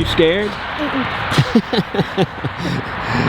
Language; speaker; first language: English; native; English